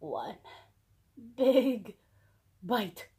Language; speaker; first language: English; non-native, local second language; Filipino